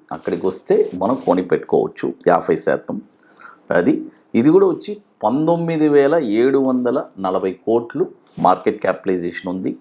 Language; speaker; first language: Telugu; native; Telugu